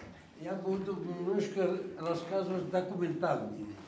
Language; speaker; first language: Russian; non-native, local second language; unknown